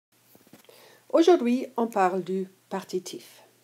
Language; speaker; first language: French; non-native, fluent; English